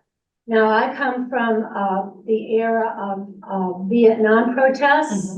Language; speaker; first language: English; native; English